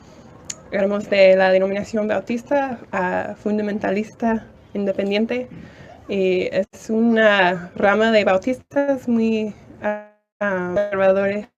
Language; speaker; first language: Spanish; non-native, fluent; English